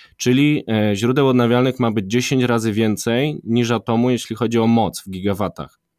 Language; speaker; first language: Polish; native; Polish